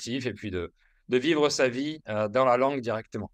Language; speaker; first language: French; native; French